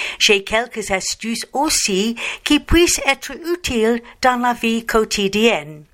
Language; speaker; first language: French; non-native, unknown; English